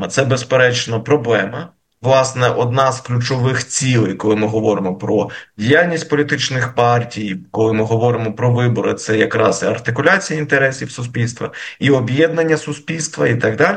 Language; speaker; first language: Ukrainian; native; Ukrainian